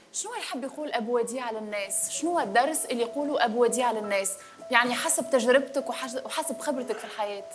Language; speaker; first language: Arabic; native; Arabic